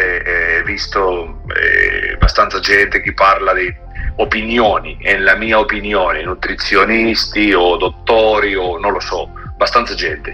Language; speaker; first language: Italian; non-native, learner; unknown